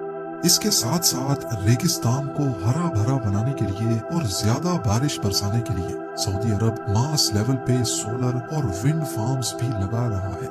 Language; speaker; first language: Urdu; native; Urdu